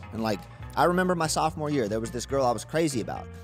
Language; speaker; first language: English; native; English